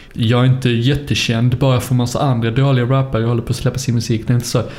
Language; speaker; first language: Swedish; native; Swedish